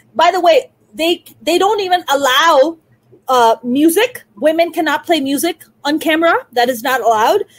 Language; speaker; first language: English; non-native, local second language; Urdu